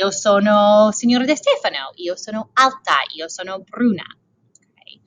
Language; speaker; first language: Italian; non-native, fluent; English